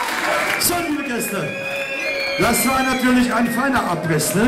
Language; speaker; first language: German; native; German